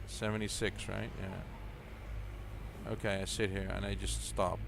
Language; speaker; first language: English; native; English